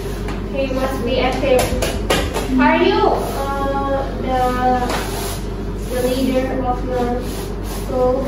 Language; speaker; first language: English; non-native, learner; Indonesian